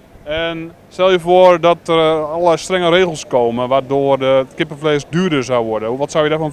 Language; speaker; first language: Dutch; native; Dutch